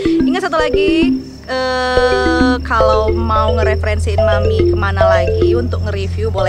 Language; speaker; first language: Indonesian; native; Indonesian